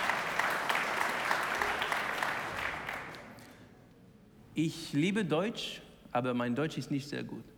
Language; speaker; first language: German; non-native, learner; English